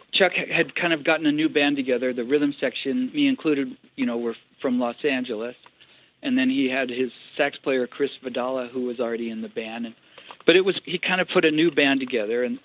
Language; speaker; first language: English; native; English